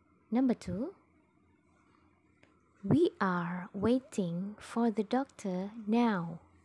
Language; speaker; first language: English; non-native, fluent; Indonesian